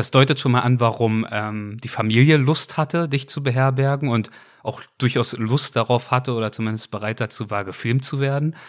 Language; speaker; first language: German; native; German